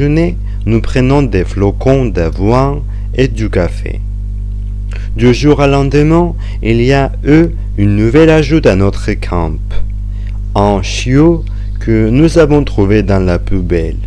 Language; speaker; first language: French; non-native, fluent; Russian